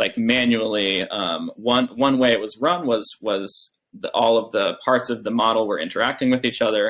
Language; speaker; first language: English; native; English